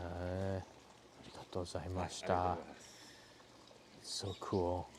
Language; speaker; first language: Japanese; non-native, learner; English